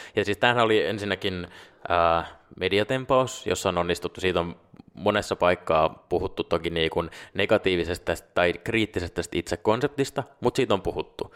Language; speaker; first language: Finnish; non-native, local second language; Swedish